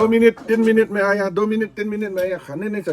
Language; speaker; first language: Hindi; non-native, local second language; Khasi